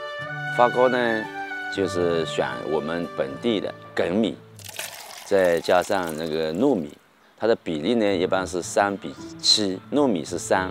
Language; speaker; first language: Chinese; native; Chinese